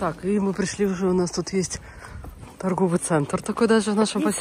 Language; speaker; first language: Russian; native; Russian